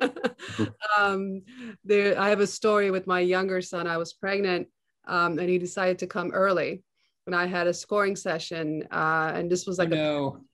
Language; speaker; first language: English; non-native, fluent; Turkish